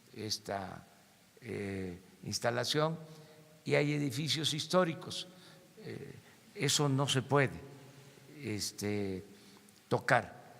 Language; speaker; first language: Spanish; native; Spanish